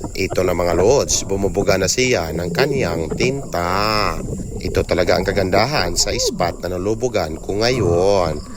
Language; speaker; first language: Filipino; non-native, local second language; Cebuano